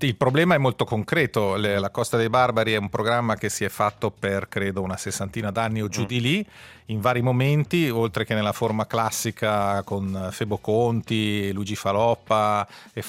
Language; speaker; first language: Italian; native; Italian